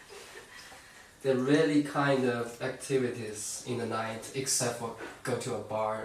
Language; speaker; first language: English; non-native, fluent; Chinese